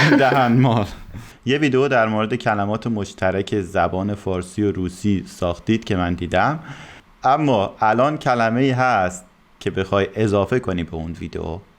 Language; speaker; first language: Persian; native; Persian